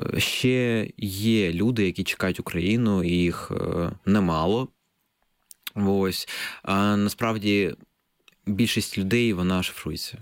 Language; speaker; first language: Ukrainian; non-native, local second language; Russian